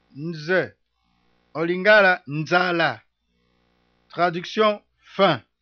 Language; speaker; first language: French; non-native, local second language; Lingala